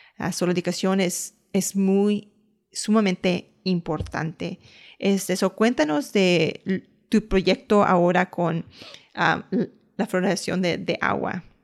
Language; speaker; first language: Spanish; early bilingual, heritage; Spanish